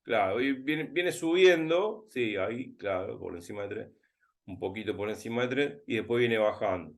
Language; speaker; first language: Spanish; native; Spanish